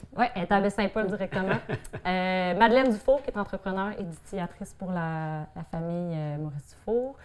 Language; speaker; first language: French; native; French